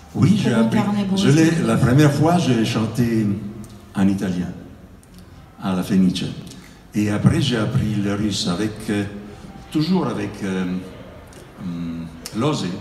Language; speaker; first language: French; non-native, fluent; Italian